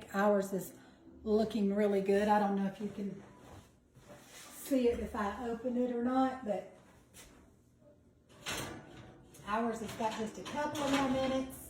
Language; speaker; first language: English; native; English